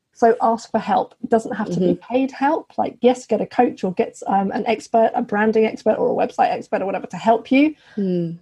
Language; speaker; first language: English; native; English